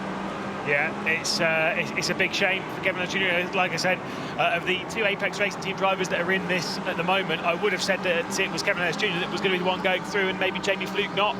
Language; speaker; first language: English; native; English